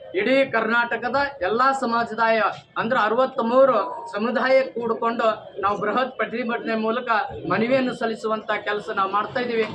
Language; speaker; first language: Kannada; non-native, local second language; Lambadi